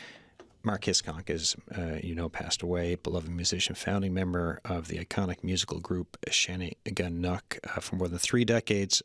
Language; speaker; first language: English; native; English